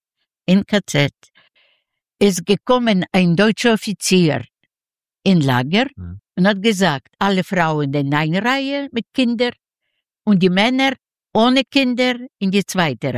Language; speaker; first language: German; non-native, learner; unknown